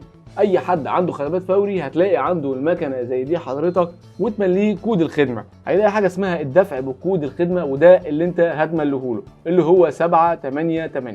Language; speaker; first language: Arabic; native; Arabic